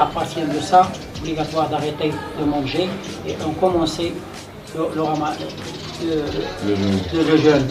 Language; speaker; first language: French; non-native, local second language; Arabic